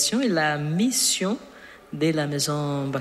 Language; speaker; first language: French; non-native, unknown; Portuguese